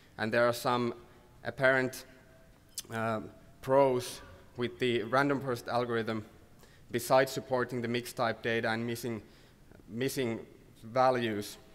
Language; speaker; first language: English; non-native, fluent; Finnish